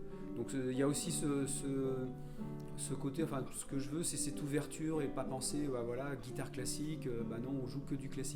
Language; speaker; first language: French; native; French